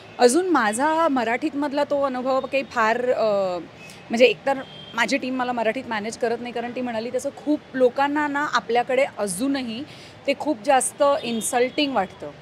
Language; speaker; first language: Marathi; native; Marathi